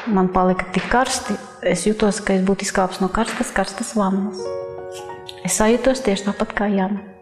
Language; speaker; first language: Latvian; non-native, local second language; Russian